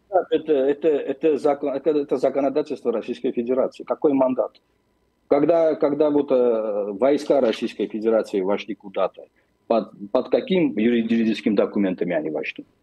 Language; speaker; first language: Russian; non-native, local second language; Armenian